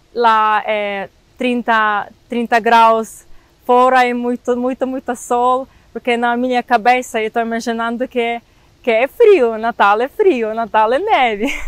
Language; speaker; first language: Portuguese; non-native, fluent; Ukrainian